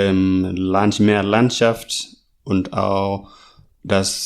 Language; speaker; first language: German; non-native, learner; Masai